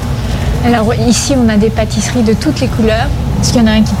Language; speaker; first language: French; native; French